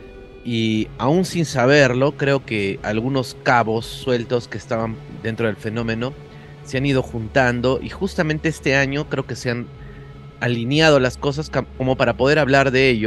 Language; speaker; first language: Spanish; native; Spanish